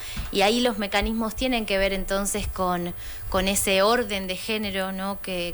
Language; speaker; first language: Spanish; native; Spanish